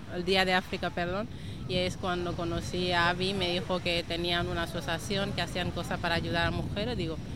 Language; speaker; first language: Spanish; early bilingual, other home language; Wolof